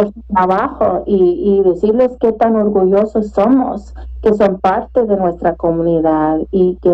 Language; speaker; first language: Spanish; early bilingual, heritage; Spanish